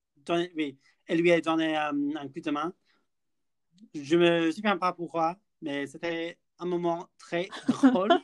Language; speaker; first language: French; non-native, learner; English